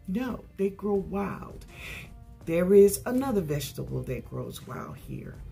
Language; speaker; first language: English; native; English